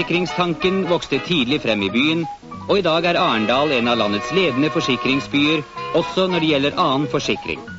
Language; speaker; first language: Norwegian; native; Norwegian